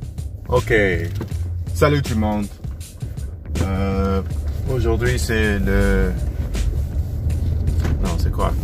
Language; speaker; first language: French; non-native, learner; English